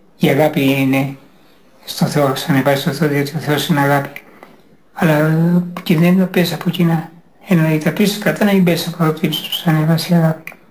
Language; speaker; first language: Greek; native; Greek